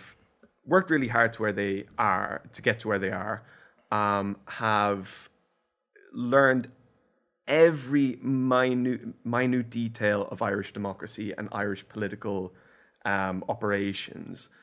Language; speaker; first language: English; native; English